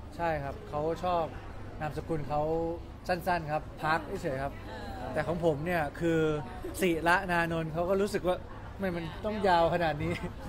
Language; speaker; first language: Thai; native; Thai